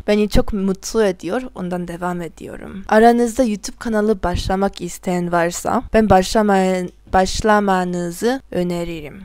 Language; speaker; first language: Turkish; non-native, learner; Korean